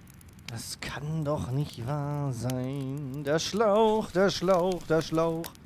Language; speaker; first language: German; native; German